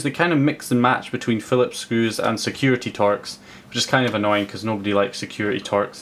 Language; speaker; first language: English; native; English